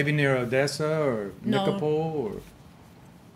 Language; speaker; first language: English; native; English